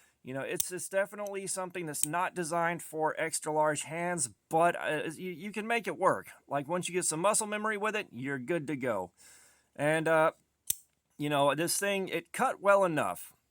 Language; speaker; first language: English; native; English